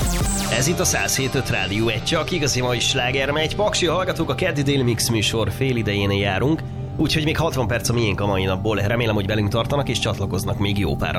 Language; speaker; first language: Hungarian; native; Hungarian